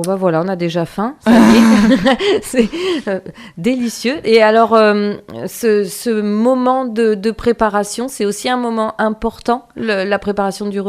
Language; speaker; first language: French; native; French